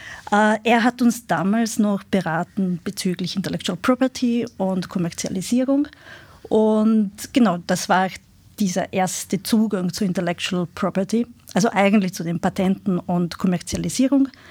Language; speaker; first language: German; non-native, fluent; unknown